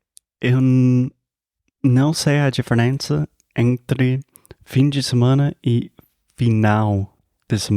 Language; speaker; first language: Portuguese; non-native, fluent; English